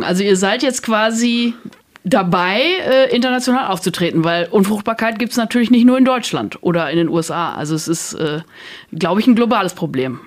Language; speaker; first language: German; native; German